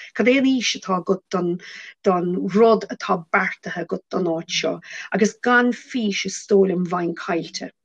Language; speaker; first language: Irish; non-native, local second language; English